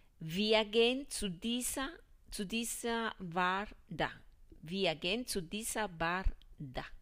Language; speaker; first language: German; non-native, fluent; Spanish